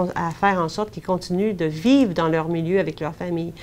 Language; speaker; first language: French; native; French